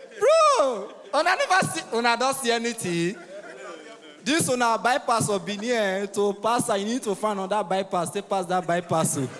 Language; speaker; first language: Nigerian Pidgin; native; Nigerian Pidgin